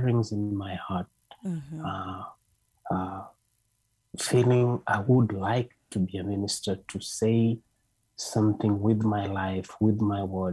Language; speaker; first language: English; non-native, local second language; Luyia